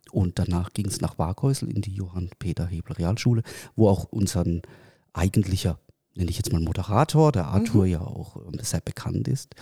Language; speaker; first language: German; native; German